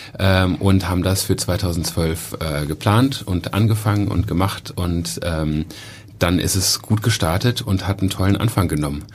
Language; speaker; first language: German; native; German